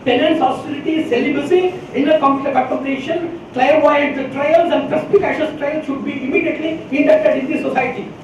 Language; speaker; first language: English; non-native, local second language; Telugu